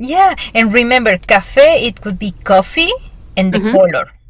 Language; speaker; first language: English; non-native, fluent; Spanish